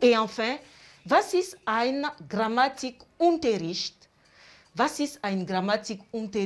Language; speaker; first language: German; non-native, fluent; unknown